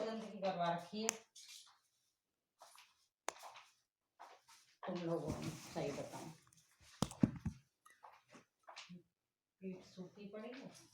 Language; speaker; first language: Hindi; native; Hindi